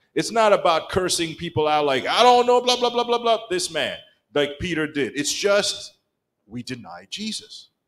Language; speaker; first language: English; non-native, local second language; Kinyarwanda